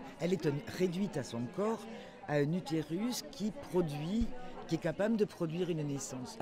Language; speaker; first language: French; native; French